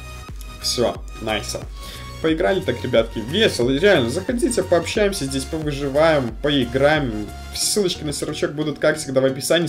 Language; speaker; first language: Russian; native; Russian